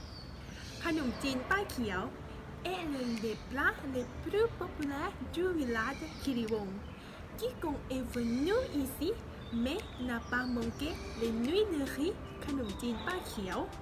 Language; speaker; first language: French; non-native, learner; Thai